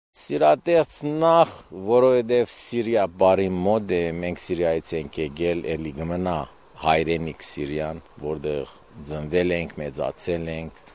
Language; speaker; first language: Armenian; early bilingual, heritage; Armenian